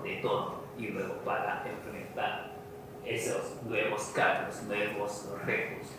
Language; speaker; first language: Spanish; non-native, fluent; Chinese